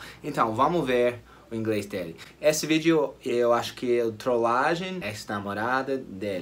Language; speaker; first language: Portuguese; non-native, fluent; English